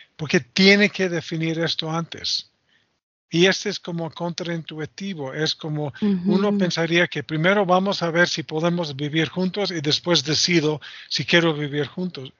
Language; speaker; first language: Spanish; non-native, fluent; English